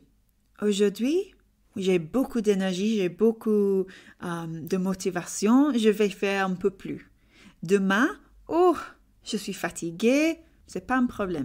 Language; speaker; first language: French; non-native, learner; English